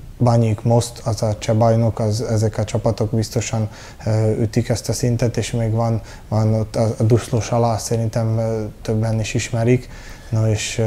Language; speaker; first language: Hungarian; early bilingual, heritage; Hungarian